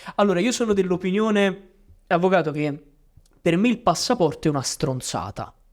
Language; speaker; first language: Italian; native; Italian